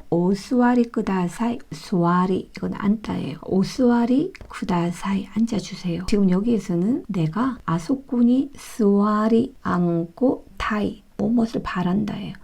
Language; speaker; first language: Korean; native; Korean